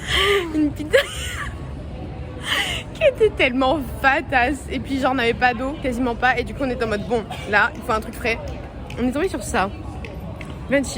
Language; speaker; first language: French; native; French